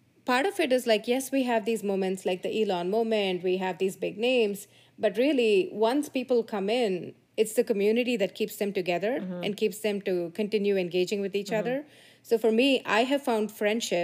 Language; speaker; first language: English; non-native, local second language; Tamil